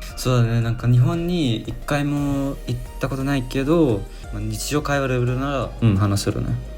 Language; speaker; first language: Japanese; non-native, fluent; German